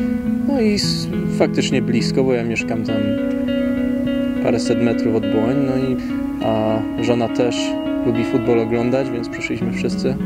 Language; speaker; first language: Polish; early bilingual, heritage; Polish